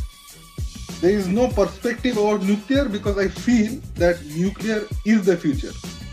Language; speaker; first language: English; non-native, local second language; Bangla